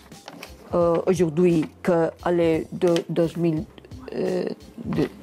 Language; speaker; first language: French; non-native, learner; Catalan